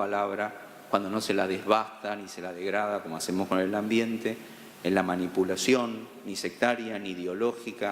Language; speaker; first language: Spanish; native; Spanish